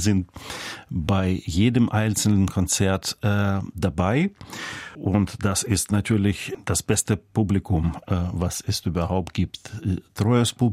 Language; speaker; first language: German; native; German